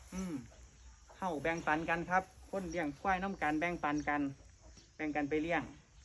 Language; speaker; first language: Thai; native; Thai